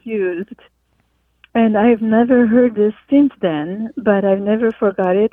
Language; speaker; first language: English; non-native, fluent; Hungarian